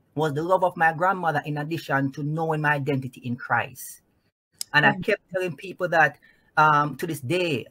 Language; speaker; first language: English; non-native, local second language; Jamaican Creole English